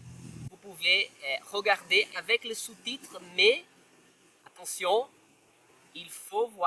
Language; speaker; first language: French; non-native, fluent; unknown